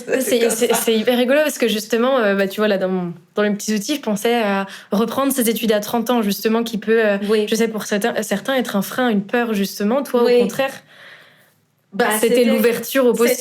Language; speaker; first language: French; native; French